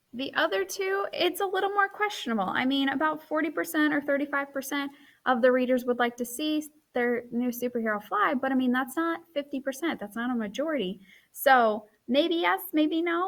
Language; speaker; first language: English; native; English